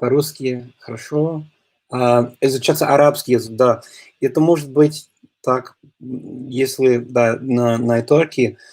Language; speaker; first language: Russian; non-native, learner; English